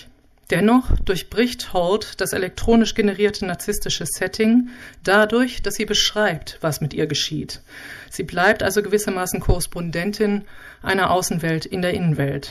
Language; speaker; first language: German; native; German